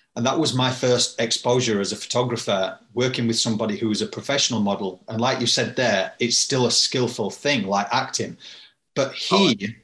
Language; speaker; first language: English; native; English